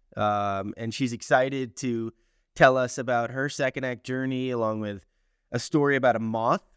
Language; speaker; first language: English; native; English